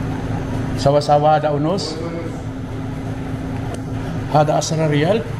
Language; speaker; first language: Arabic; non-native, learner; Filipino